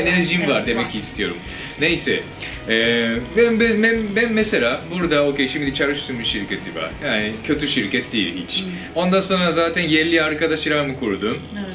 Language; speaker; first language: Turkish; non-native, fluent; Japanese